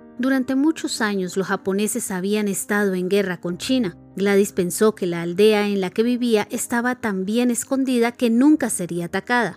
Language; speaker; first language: Spanish; native; Spanish